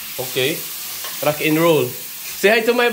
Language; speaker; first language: English; non-native, learner; Filipino